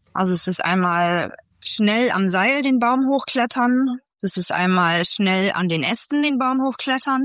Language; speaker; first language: German; native; German